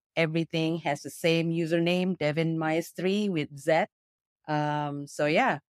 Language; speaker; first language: English; non-native, fluent; Indonesian